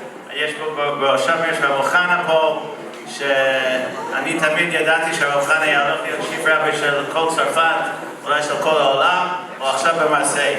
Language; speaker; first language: Hebrew; non-native, fluent; English